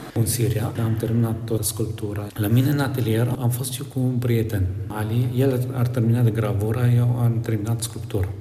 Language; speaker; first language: Romanian; non-native, learner; Arabic